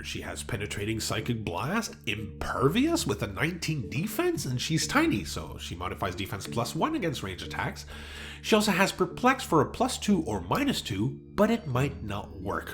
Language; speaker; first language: English; native; English